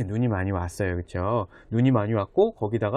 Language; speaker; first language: Korean; native; Korean